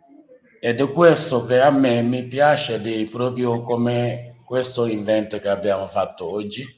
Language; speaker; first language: Italian; non-native, learner; Wolof